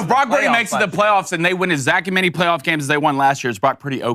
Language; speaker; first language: English; native; English